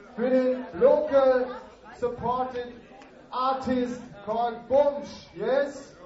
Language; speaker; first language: German; native; German